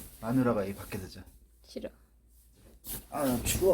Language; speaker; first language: Korean; native; Korean